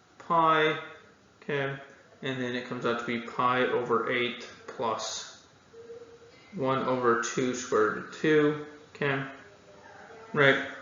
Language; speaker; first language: English; native; English